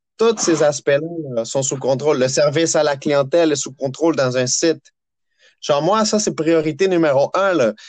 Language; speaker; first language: French; early bilingual, other home language; Spanish